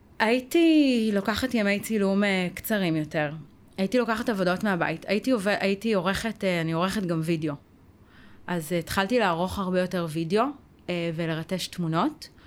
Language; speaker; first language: Hebrew; native; Hebrew